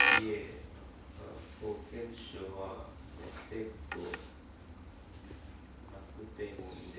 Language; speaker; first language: Japanese; non-native, learner; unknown